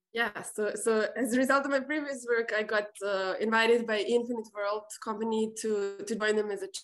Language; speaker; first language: English; non-native, fluent; Serbian